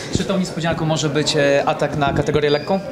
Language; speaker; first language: Polish; native; Polish